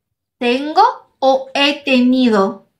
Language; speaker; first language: Spanish; non-native, fluent; Arabic